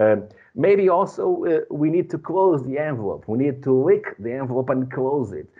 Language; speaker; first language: English; non-native, fluent; Portuguese